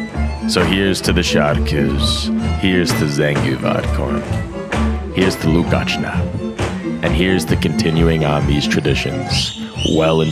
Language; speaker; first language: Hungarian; non-native, learner; English